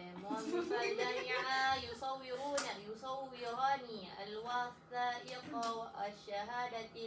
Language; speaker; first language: Arabic; non-native, learner; Malay